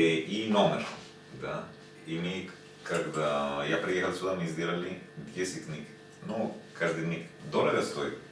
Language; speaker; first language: Russian; non-native, learner; Spanish